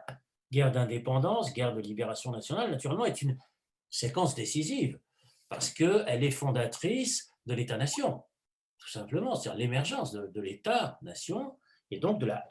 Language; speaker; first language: French; native; French